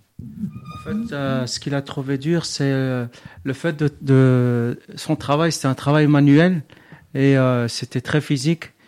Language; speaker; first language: French; early bilingual, other home language; Arabic